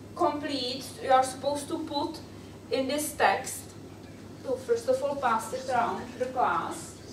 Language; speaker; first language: English; non-native, fluent; Czech